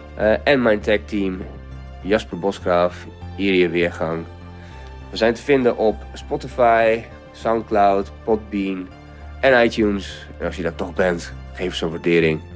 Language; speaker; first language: Dutch; early bilingual, other home language; Bulgarian